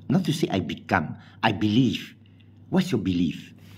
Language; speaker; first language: English; non-native, local second language; Min Nan Chinese